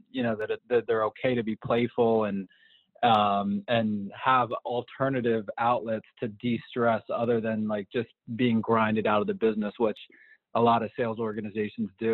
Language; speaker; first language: English; native; English